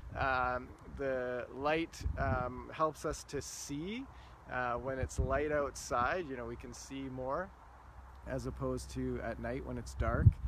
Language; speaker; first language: English; native; English